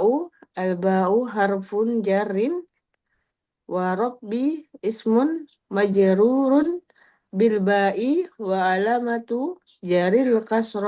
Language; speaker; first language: Arabic; non-native, learner; Indonesian